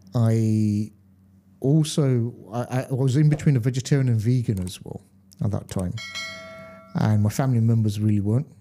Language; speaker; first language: English; early bilingual, other home language; Hindi